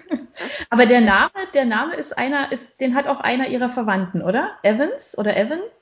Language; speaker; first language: German; native; German